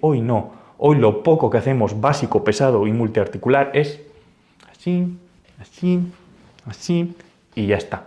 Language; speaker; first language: Spanish; native; Spanish